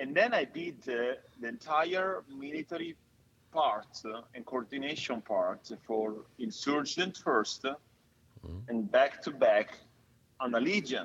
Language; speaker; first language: English; non-native, fluent; Italian